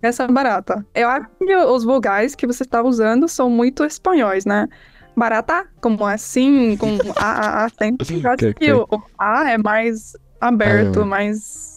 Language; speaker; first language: Portuguese; non-native, fluent; English